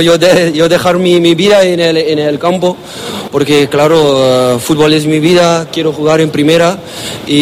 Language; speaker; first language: Spanish; non-native, learner; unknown